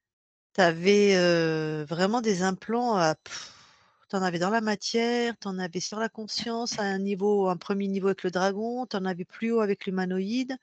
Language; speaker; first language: French; native; French